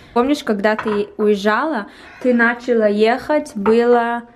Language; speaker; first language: Russian; early bilingual, heritage; Russian